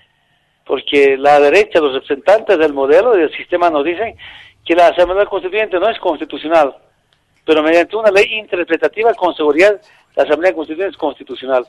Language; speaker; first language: Spanish; native; Spanish